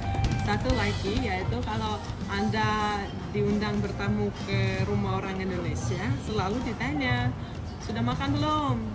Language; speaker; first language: Indonesian; non-native, fluent; Russian